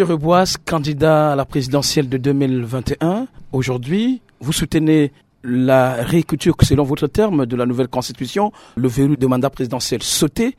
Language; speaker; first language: French; non-native, local second language; Sango